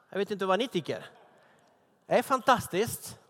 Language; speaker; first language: Swedish; non-native, fluent; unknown